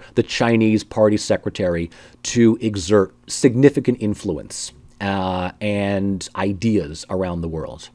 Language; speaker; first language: English; native; English